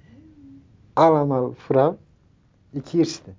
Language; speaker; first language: Dutch; non-native, learner; Turkish